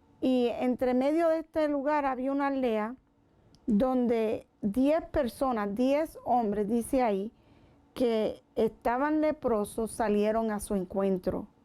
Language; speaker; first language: Spanish; native; Spanish